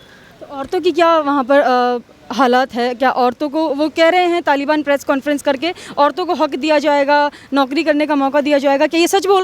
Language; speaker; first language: Hindi; native; Hindi